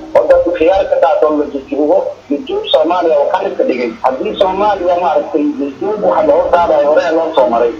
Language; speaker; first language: Somali; non-native, local second language; Maay